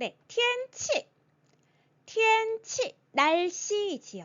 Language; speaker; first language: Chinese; non-native, fluent; Korean